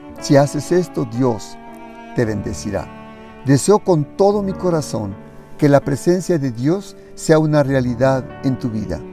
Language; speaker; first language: Spanish; native; Spanish